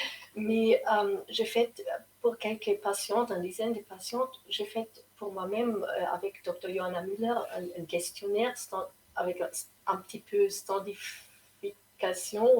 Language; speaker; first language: French; non-native, fluent; German